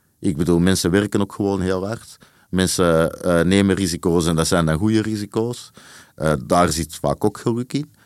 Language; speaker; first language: Dutch; native; Dutch